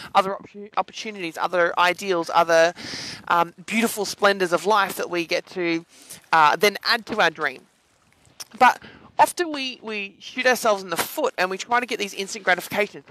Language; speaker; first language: English; native; English